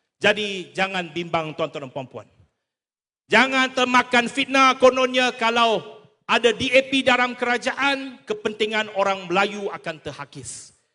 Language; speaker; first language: Malay; non-native, local second language; Chinese